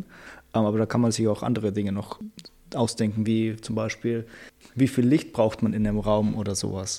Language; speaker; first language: German; native; German